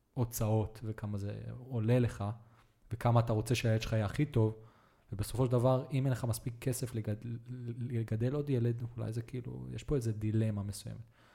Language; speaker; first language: Hebrew; native; Hebrew